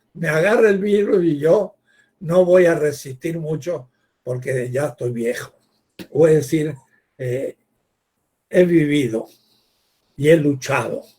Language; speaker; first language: Spanish; native; Spanish